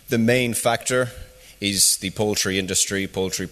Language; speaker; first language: English; native; English